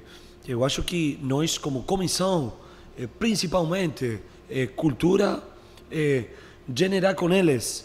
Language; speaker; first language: Portuguese; non-native, learner; Spanish